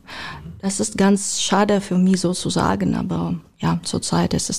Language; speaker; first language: German; non-native, fluent; Ukrainian